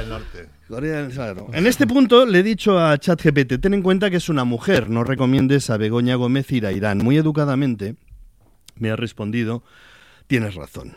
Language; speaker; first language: Spanish; native; Spanish